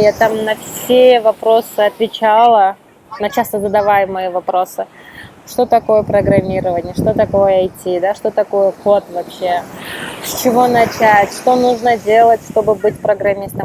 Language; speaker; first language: Russian; non-native, local second language; Kyrgyz